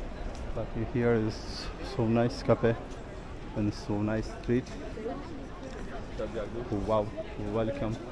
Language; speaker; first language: English; non-native, learner; Persian